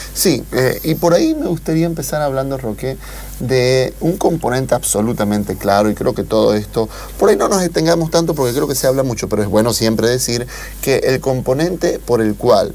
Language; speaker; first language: Spanish; native; Spanish